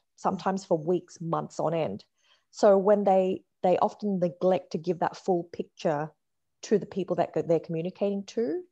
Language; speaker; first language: English; native; English